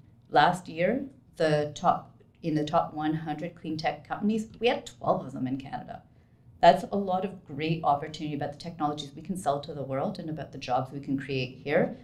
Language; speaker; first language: English; native; English